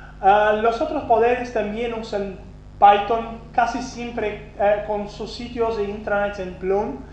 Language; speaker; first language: Spanish; non-native, fluent; Portuguese